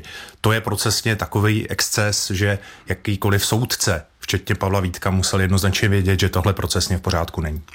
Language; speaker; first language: Czech; native; Czech